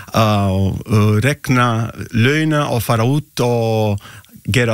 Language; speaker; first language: Icelandic; non-native, learner; Italian